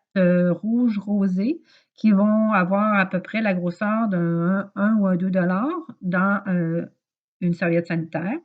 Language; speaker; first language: French; native; French